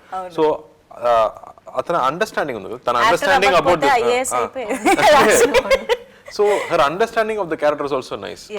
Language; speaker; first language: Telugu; non-native, local second language; Tamil